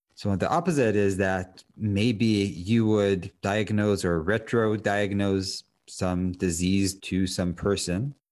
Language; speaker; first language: English; non-native, fluent; Hebrew